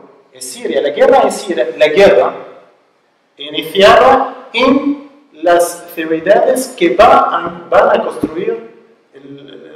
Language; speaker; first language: Spanish; non-native, learner; Arabic